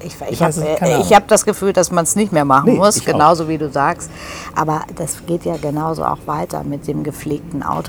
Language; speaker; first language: German; native; German